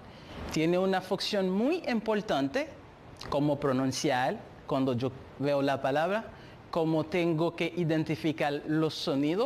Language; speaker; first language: Spanish; non-native, fluent; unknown